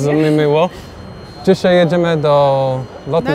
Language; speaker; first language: Polish; non-native, learner; English